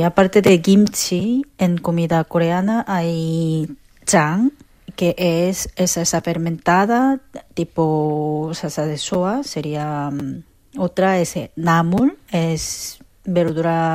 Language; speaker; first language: Spanish; non-native, fluent; Korean